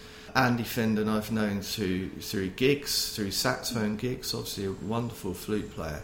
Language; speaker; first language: English; native; English